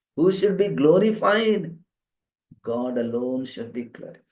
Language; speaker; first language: English; non-native, local second language; Telugu